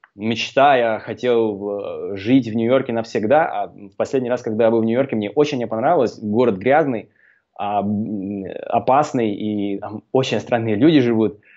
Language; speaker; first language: Russian; non-native, fluent; Slovak